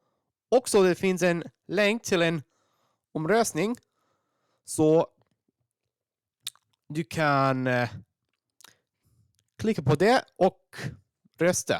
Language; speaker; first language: Swedish; non-native, learner; English